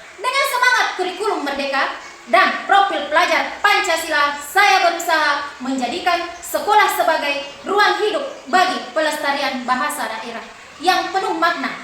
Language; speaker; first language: Indonesian; non-native, local second language; Buginese